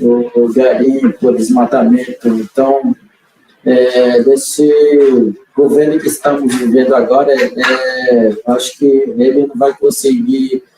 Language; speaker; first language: Portuguese; non-native, local second language; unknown